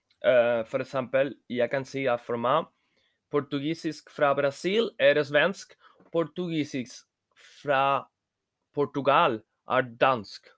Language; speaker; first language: Norwegian; non-native, learner; Spanish